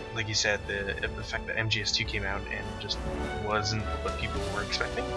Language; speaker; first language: English; native; English